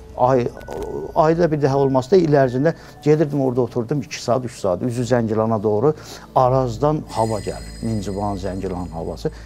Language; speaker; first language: Azerbaijani; native; Azerbaijani